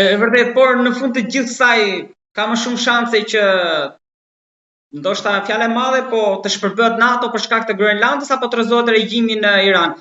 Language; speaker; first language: Albanian; native; Albanian